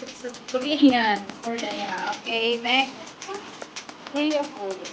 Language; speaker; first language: English; non-native, local second language; Filipino